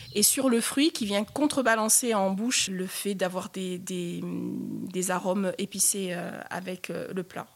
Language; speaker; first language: French; native; French